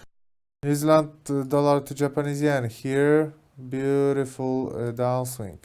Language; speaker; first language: English; non-native, fluent; Polish